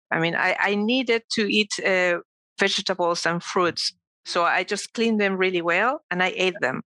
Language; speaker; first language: English; non-native, fluent; Spanish